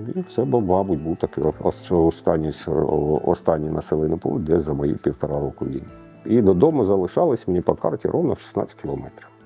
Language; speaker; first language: Ukrainian; native; Ukrainian